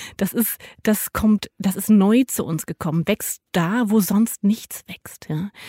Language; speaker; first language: German; native; German